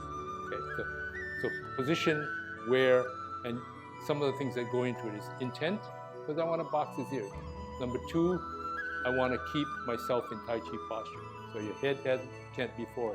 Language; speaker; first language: English; native; English